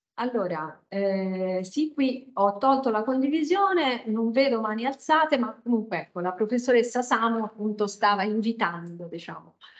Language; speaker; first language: Italian; native; Italian